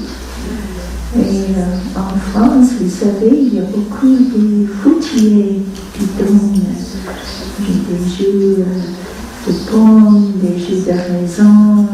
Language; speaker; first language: French; non-native, fluent; Vietnamese